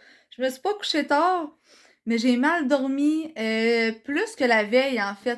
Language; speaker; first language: French; native; French